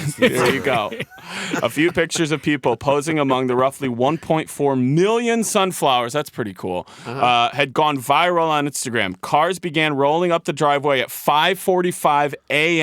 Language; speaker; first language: English; native; English